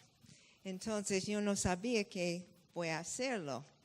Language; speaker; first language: Spanish; non-native, fluent; English